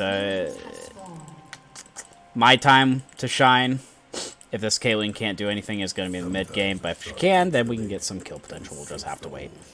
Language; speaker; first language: English; native; English